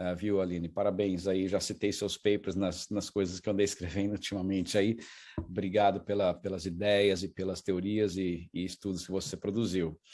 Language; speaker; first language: Portuguese; native; Portuguese